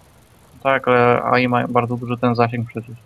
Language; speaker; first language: Polish; native; Polish